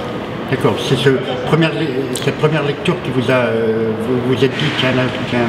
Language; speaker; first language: French; native; French